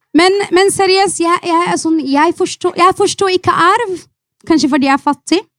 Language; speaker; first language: Norwegian; non-native, fluent; Arabic